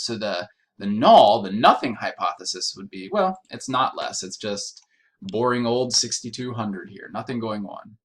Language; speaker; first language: English; native; English